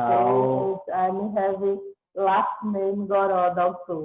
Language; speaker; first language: English; non-native, learner; Portuguese